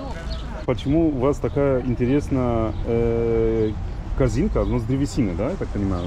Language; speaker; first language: Russian; non-native, fluent; Polish